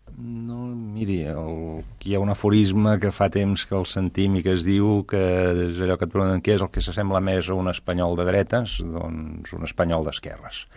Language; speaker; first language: Catalan; native; Catalan